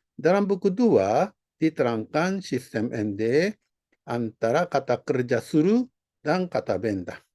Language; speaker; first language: Indonesian; non-native, fluent; Japanese